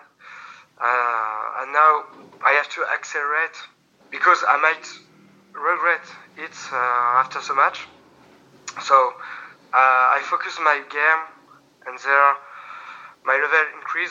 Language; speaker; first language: English; non-native, learner; French